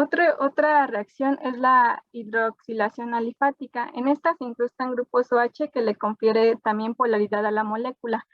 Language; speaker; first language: Spanish; native; Spanish